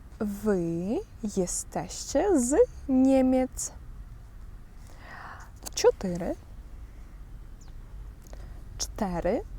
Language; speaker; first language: Polish; non-native, fluent; Ukrainian